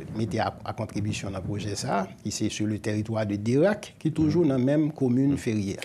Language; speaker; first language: Haitian Creole; native; Haitian Creole